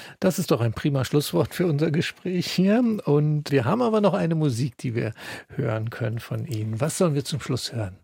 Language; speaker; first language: German; native; German